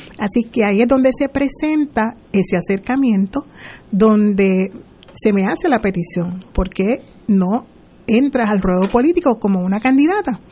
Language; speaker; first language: Spanish; native; Spanish